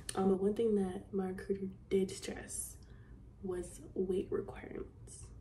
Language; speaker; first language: English; native; English